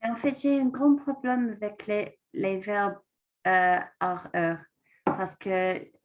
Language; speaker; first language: French; non-native, learner; English